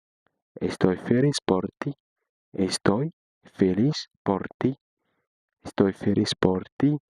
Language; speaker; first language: Spanish; non-native, fluent; Haitian Creole